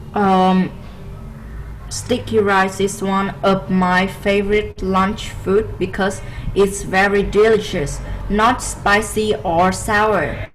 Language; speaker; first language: English; non-native, learner; Vietnamese